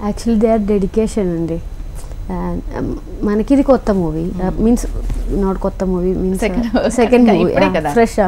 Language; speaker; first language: Telugu; non-native, learner; Malayalam